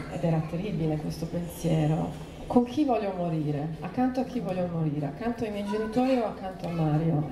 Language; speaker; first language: Italian; non-native, fluent; Croatian